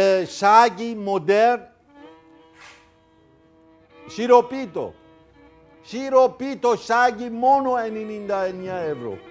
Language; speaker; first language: Greek; non-native, fluent; Persian